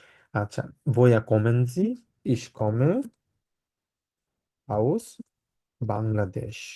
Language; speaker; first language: German; non-native, fluent; Bangla